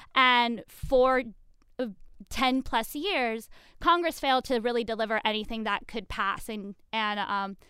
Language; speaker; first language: English; native; English